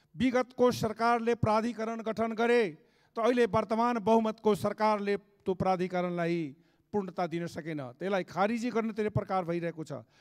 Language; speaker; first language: Nepali; non-native, local second language; Maithili